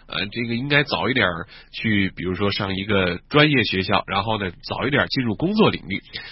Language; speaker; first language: Chinese; native; Chinese